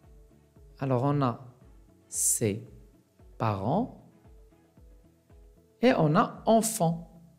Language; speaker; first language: French; non-native, local second language; Arabic